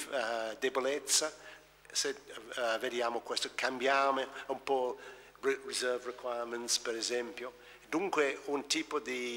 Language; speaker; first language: Italian; non-native, fluent; English